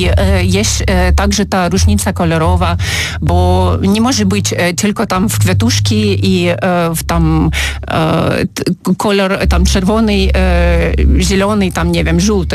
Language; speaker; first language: Polish; non-native, fluent; Ukrainian